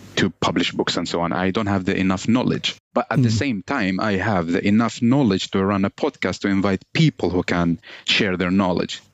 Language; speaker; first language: English; non-native, fluent; Arabic